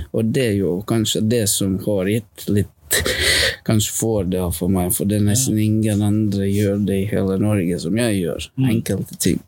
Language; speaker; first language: Norwegian; non-native, fluent; Latvian